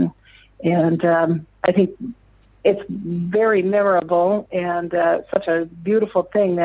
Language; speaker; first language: English; native; English